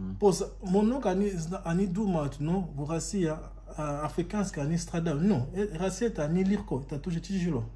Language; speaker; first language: Russian; non-native, learner; Lingala